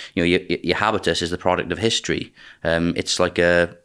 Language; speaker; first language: English; native; English